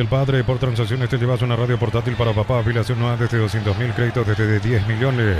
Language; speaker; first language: Spanish; native; Spanish